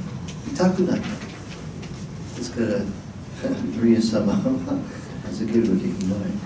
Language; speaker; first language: Japanese; non-native, fluent; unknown